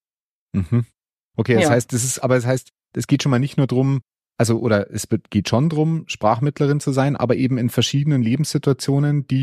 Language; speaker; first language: German; native; German